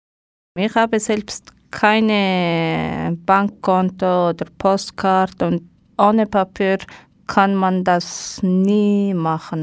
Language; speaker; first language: German; non-native, learner; Mongolian